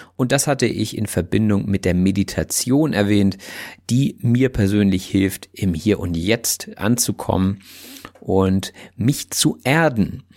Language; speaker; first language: German; native; German